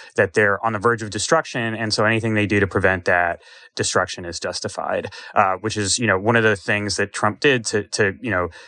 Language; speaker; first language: English; native; English